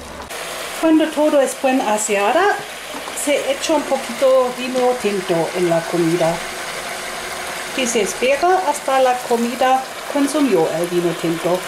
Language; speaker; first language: Spanish; non-native, fluent; German